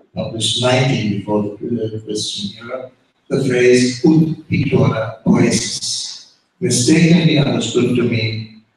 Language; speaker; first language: English; non-native, fluent; German